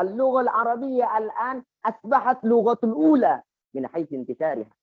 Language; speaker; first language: Arabic; non-native, fluent; Indonesian